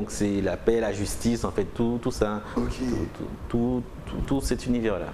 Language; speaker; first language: French; native; French